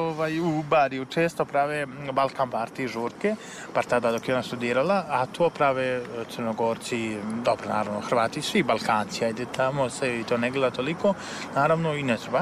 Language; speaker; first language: Serbian; native; Serbian